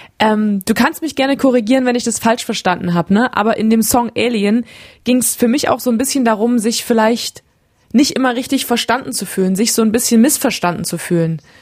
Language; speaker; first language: German; native; German